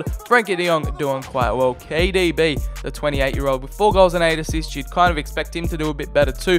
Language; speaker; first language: English; native; English